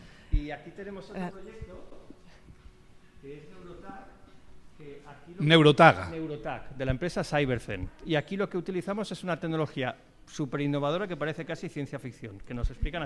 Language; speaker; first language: Spanish; native; Spanish